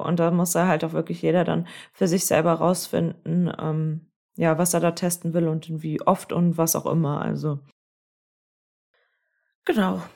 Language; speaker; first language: German; native; German